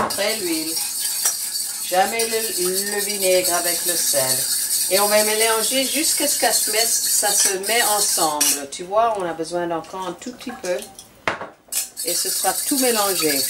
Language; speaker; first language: French; non-native, learner; English